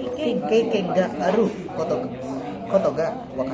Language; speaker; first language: Japanese; non-native, learner; Indonesian